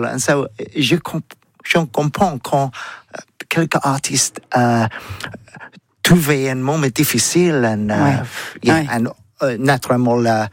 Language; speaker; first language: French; non-native, learner; English